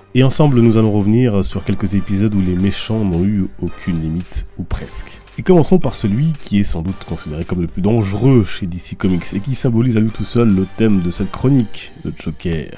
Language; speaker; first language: French; native; French